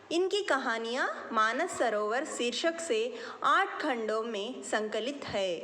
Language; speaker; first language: Hindi; non-native, local second language; Telugu